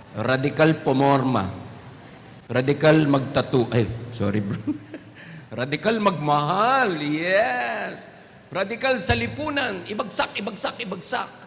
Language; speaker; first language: Filipino; non-native, local second language; Waray